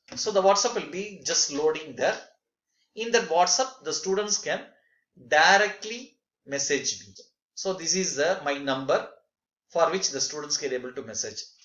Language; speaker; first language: English; non-native, local second language; Tamil